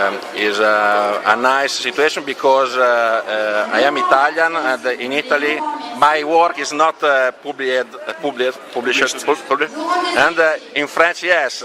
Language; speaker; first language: English; non-native, learner; Italian